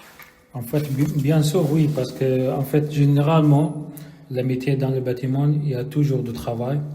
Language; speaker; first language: French; non-native, learner; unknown